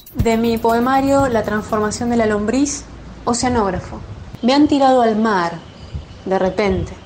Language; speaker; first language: Spanish; native; Spanish